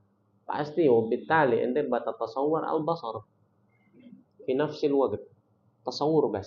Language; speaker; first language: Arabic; non-native, fluent; Indonesian